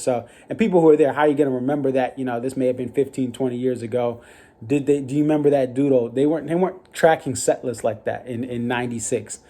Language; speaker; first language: English; native; English